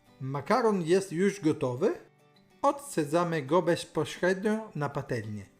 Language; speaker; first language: Polish; non-native, learner; Italian